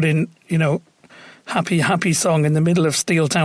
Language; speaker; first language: English; native; English